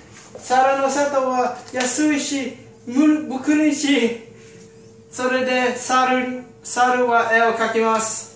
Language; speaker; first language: Japanese; non-native, learner; English